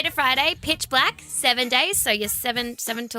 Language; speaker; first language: English; native; English